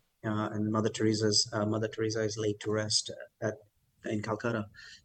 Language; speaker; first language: English; non-native, local second language; Bangla